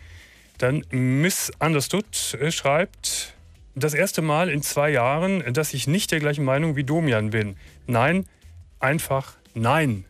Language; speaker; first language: German; native; German